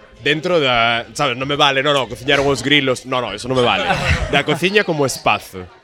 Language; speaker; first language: Galician; non-native, local second language; Spanish